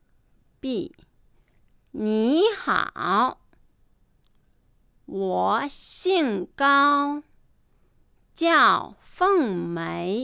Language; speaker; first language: Chinese; non-native, fluent; Japanese